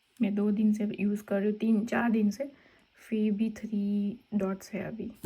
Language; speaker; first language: Hindi; non-native, local second language; Gujarati